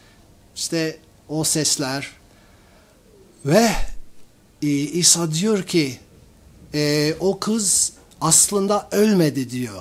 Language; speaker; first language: Turkish; non-native, fluent; English